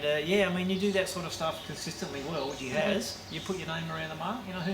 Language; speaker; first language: English; native; English